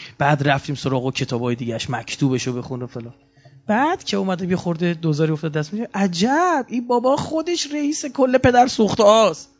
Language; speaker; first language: Persian; native; Persian